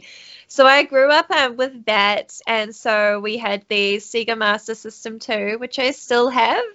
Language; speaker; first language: English; native; English